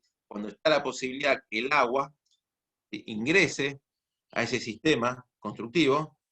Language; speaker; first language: Spanish; native; Spanish